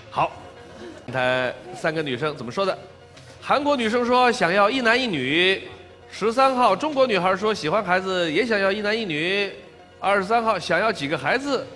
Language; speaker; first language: Chinese; native; Chinese